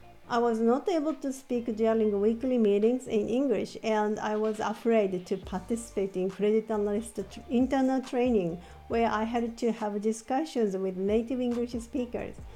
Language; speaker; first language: English; non-native, fluent; Japanese